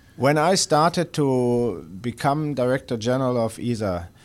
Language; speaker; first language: English; non-native, fluent; German